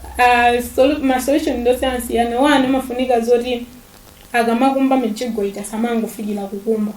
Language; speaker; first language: Nyanja; native; Nyanja